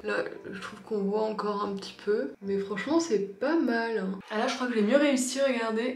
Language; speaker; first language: French; native; French